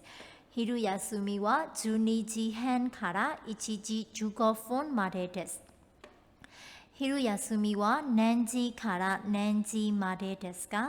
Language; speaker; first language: Japanese; non-native, fluent; Burmese